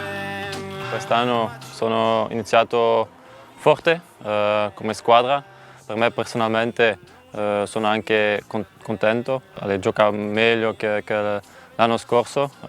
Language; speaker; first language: Italian; non-native, learner; Dutch